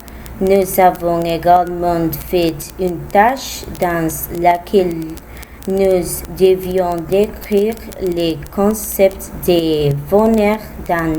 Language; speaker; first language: French; non-native, learner; Spanish